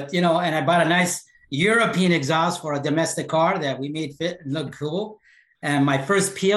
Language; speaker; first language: English; native; English